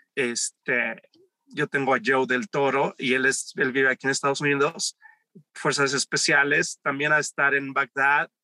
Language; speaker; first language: Spanish; native; Spanish